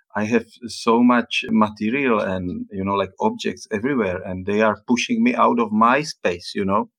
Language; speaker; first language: English; non-native, fluent; Czech